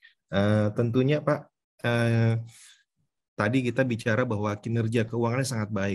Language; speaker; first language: Indonesian; native; Indonesian